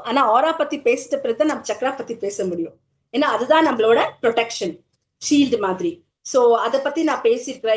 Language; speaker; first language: Tamil; native; Tamil